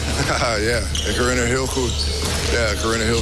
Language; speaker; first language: Dutch; non-native, fluent; English